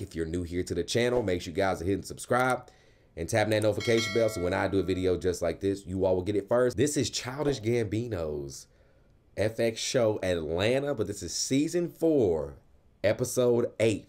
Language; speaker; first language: English; native; English